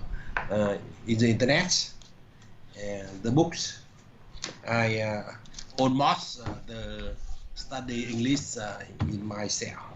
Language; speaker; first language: English; non-native, learner; Vietnamese